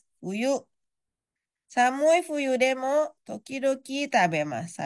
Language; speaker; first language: Japanese; non-native, fluent; Indonesian